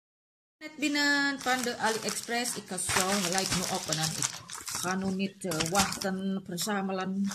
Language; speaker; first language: Dutch; non-native, learner; Indonesian